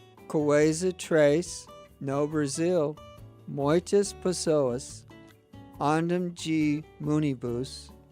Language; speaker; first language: Portuguese; non-native, learner; English